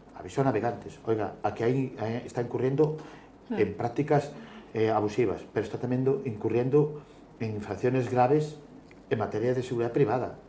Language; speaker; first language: Spanish; native; Spanish